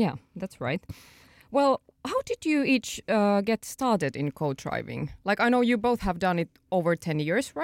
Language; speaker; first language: English; non-native, fluent; Finnish